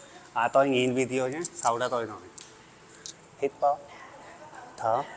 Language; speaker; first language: Vietnamese; non-native, learner; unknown